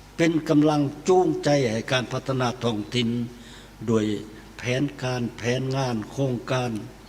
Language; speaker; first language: Lao; native; Lao